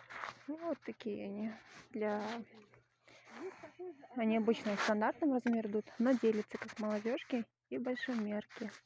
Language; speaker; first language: Russian; non-native, local second language; Kyrgyz